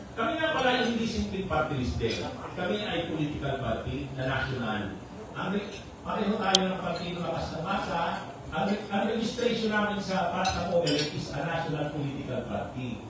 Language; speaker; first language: Filipino; non-native, local second language; Bikol